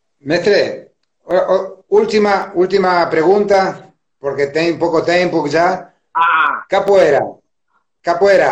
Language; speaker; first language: Portuguese; non-native, learner; Spanish